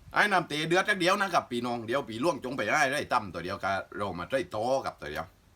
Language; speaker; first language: Thai; native; Thai